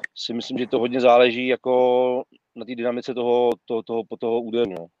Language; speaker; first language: Czech; native; Czech